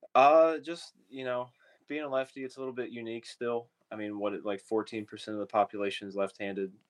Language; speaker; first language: English; native; English